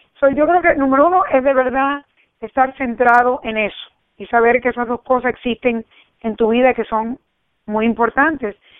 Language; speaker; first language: Spanish; early bilingual, heritage; Spanish